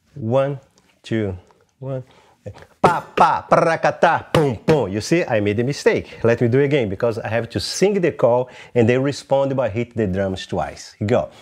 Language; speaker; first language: English; non-native, fluent; Portuguese